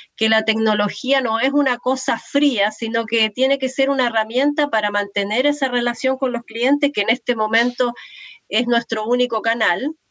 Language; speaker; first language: Spanish; native; Spanish